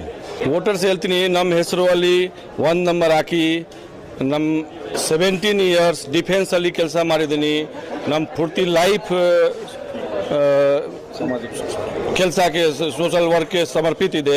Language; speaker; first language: Kannada; non-native, learner; Hindi